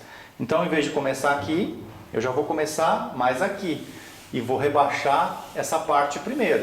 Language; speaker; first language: Portuguese; native; Portuguese